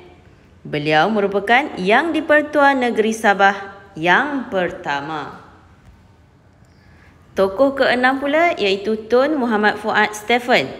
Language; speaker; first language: Malay; native; Malay